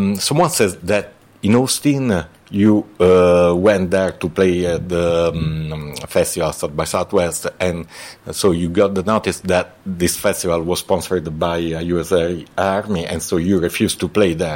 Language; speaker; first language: English; non-native, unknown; Italian